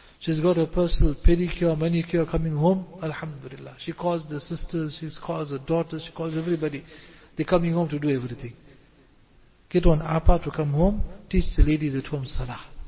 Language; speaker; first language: English; native; English